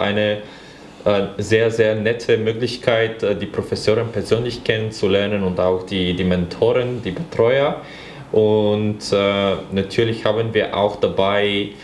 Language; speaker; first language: German; non-native, fluent; Bulgarian